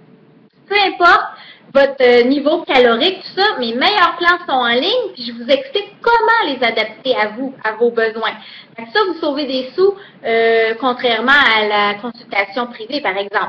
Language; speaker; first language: French; native; French